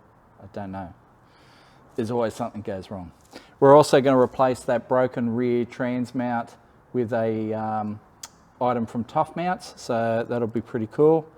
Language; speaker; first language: English; native; English